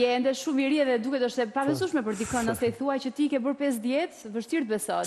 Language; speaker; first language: Albanian; native; Albanian